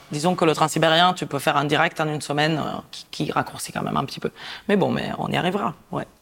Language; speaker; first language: French; non-native, fluent; Italian